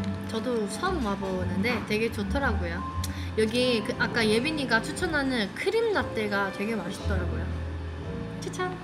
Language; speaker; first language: Korean; non-native, fluent; Chinese